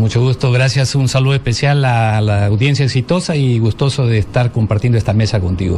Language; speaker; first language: Spanish; native; Spanish